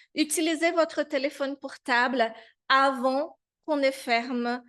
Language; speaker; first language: French; non-native, fluent; Portuguese